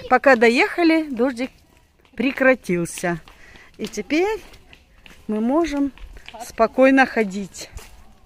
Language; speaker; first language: Russian; native; Russian